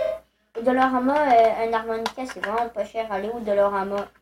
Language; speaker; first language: French; native; French